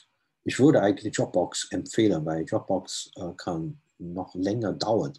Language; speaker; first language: German; non-native, fluent; Chinese